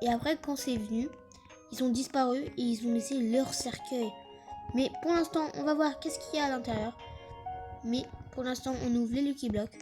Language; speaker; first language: French; native; French